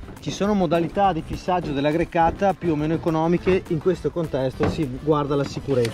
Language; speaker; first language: Italian; native; Italian